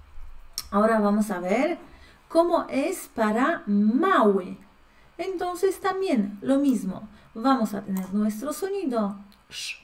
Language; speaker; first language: Spanish; non-native, fluent; Polish